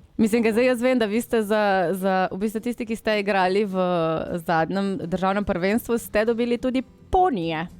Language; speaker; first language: Slovenian; native; Slovenian